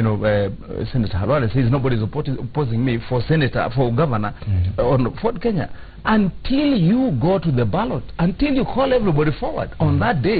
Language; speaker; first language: English; non-native, local second language; Kikuyu